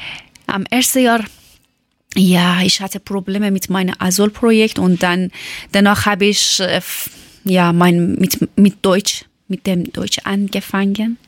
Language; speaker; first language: German; non-native, learner; Persian